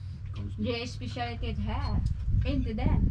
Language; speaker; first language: Swedish; non-native, learner; Cebuano